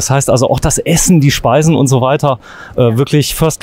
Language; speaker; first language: German; native; German